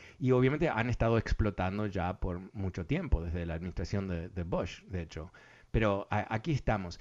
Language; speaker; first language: Spanish; early bilingual, other home language; English